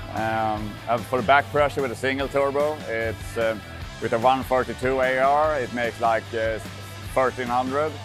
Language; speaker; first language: English; non-native, fluent; Swedish